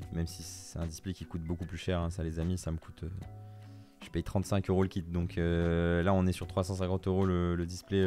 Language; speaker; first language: French; native; French